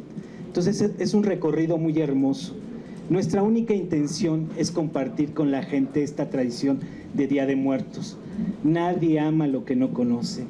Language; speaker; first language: Spanish; native; Spanish